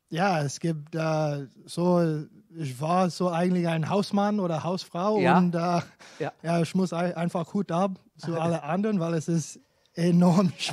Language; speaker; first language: German; non-native, fluent; English